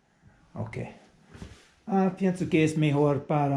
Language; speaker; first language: Spanish; non-native, learner; English